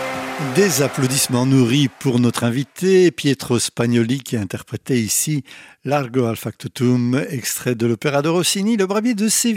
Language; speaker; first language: French; native; French